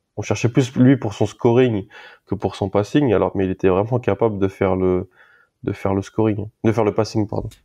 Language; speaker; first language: French; native; French